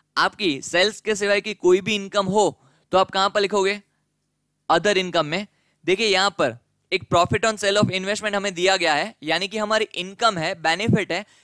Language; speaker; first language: Hindi; non-native, local second language; Gujarati